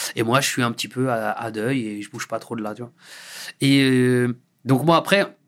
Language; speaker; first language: French; native; French